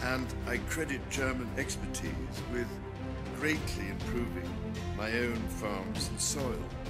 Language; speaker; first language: English; native; English